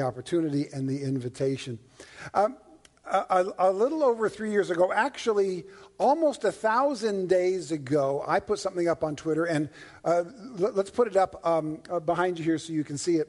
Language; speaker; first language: English; native; English